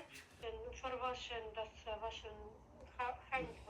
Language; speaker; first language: German; non-native, learner; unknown